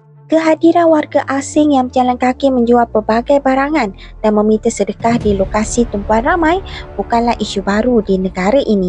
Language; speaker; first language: Malay; native; Malay